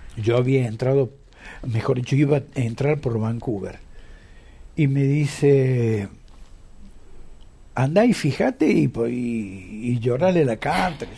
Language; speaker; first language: Spanish; native; Spanish